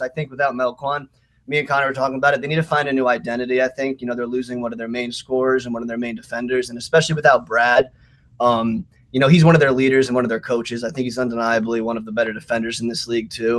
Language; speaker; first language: English; native; English